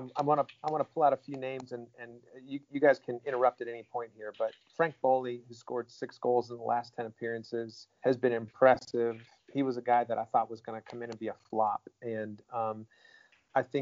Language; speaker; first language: English; native; English